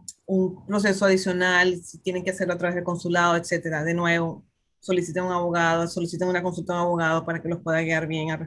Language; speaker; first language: Spanish; native; Spanish